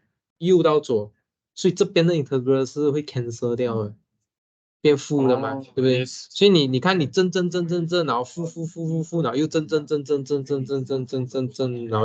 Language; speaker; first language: Chinese; native; Chinese